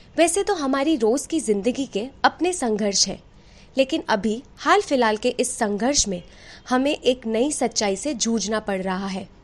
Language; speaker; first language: Hindi; native; Hindi